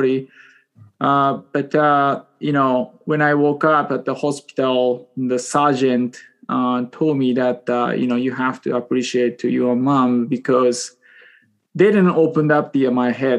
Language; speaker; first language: English; non-native, fluent; Japanese